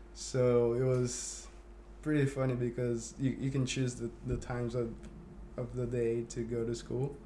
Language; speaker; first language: English; non-native, fluent; Portuguese